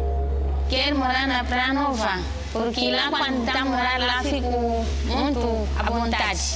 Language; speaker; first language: Portuguese; non-native, local second language; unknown